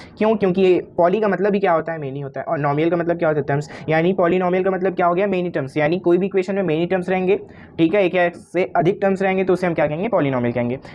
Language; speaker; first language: Hindi; native; Hindi